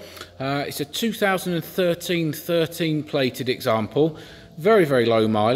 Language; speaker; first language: English; native; English